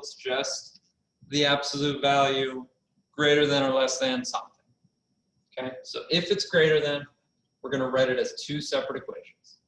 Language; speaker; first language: English; native; English